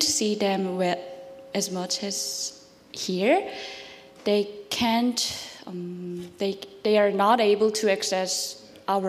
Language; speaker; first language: English; non-native, learner; Korean